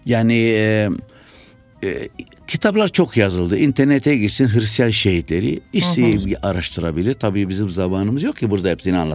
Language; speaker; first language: Turkish; non-native, local second language; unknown